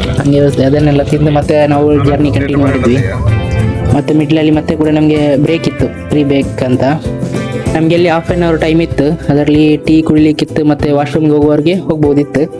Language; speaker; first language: Kannada; non-native, local second language; Tulu